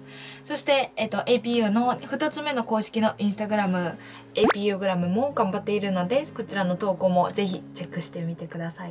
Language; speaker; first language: Japanese; native; Japanese